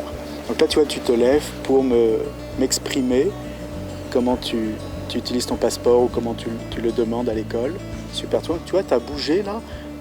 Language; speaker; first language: French; native; French